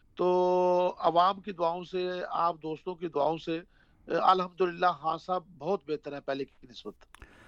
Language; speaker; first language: Urdu; non-native, local second language; Punjabi